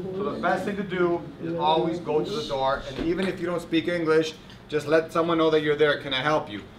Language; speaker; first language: English; native; English